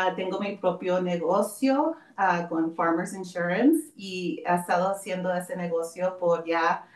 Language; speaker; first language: Spanish; early bilingual, heritage; Spanish